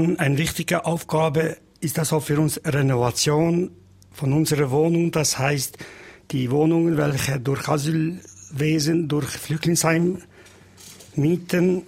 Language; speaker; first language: German; non-native, learner; Albanian